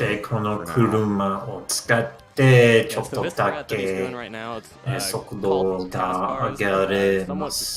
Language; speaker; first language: Japanese; non-native, learner; English